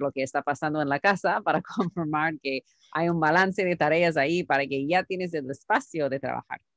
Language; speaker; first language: Spanish; non-native, fluent; English